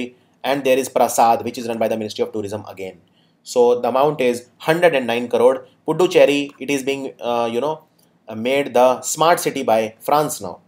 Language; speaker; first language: English; non-native, local second language; Hindi